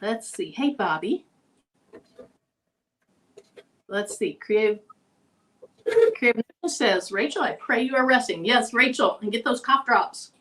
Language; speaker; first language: English; native; English